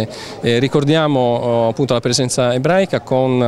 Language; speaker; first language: Italian; native; Italian